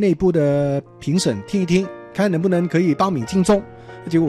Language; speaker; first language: Chinese; non-native, local second language; Cantonese